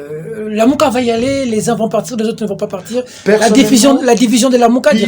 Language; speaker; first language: French; non-native, local second language; Lingala